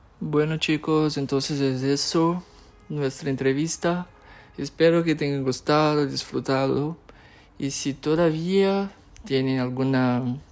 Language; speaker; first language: Spanish; non-native, fluent; Portuguese